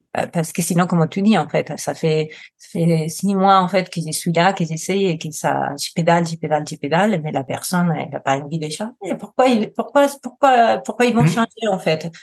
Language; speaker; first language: French; non-native, fluent; Spanish